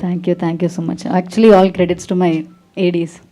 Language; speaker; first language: Telugu; non-native, learner; Malayalam